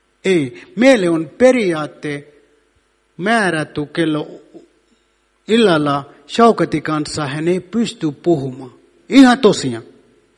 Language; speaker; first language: Finnish; non-native, fluent; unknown